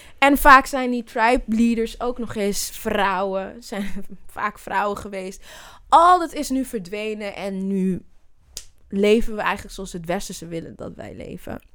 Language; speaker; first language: Dutch; native; Dutch